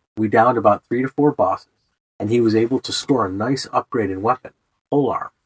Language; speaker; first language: English; native; English